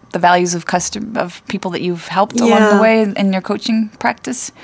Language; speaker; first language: English; native; English